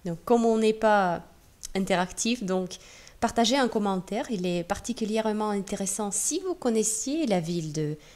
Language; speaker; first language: French; non-native, fluent; Russian